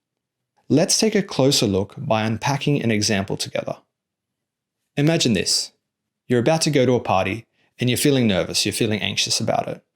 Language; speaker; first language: English; native; English